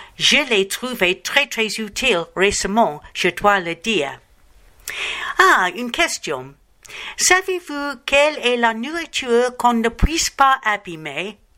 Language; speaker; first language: French; non-native, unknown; English